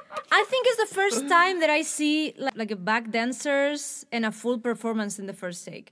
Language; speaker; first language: English; non-native, fluent; Spanish